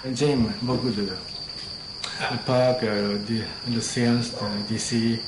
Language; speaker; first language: French; non-native, learner; Japanese